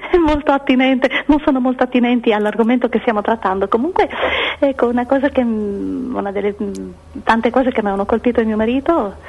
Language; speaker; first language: Italian; native; Italian